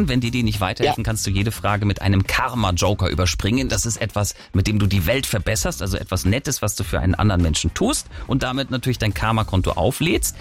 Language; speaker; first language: German; native; German